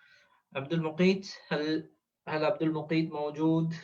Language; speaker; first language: Arabic; non-native, fluent; Urdu